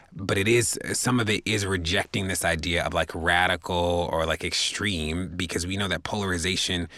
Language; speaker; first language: English; native; English